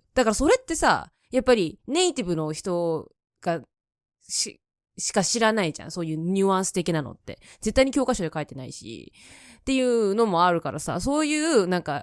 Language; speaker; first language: Japanese; native; Japanese